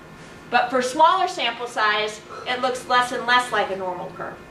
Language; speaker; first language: English; native; English